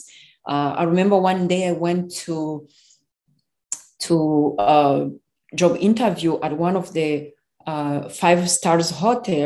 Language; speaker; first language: English; non-native, local second language; Kinyarwanda